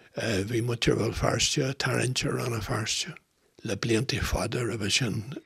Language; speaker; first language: Irish; non-native, local second language; English